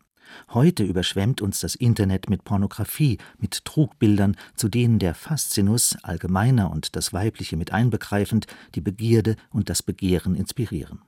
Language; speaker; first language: German; native; German